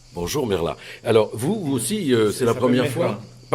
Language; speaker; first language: French; native; French